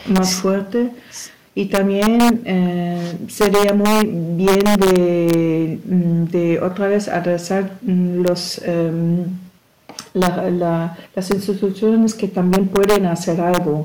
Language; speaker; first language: Spanish; non-native, fluent; German